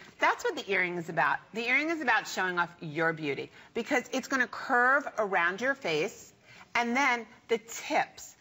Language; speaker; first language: English; native; English